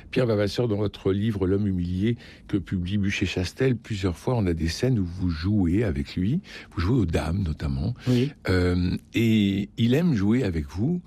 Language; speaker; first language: French; native; French